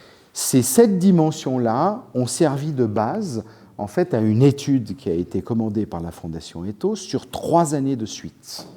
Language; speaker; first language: French; native; French